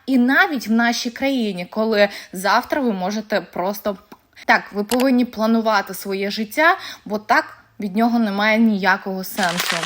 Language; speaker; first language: Ukrainian; non-native, local second language; Russian